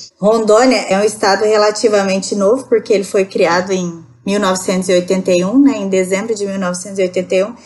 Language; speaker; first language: Portuguese; native; Portuguese